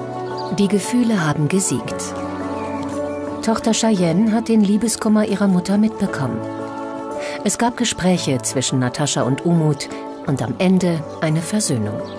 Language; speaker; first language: German; native; German